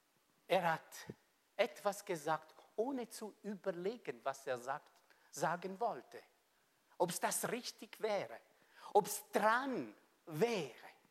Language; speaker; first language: German; non-native, fluent; Italian